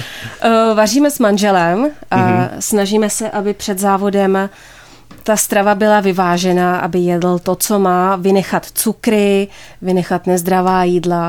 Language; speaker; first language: Czech; native; Czech